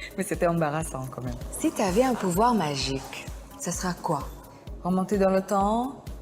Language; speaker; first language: French; non-native, fluent; Indonesian